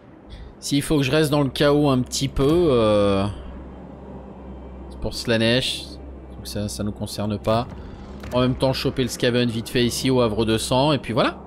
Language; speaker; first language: French; native; French